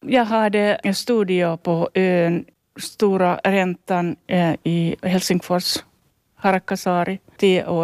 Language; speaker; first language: Swedish; non-native, learner; Finnish